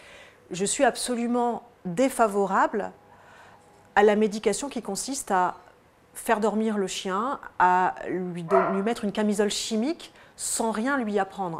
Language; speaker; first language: French; native; French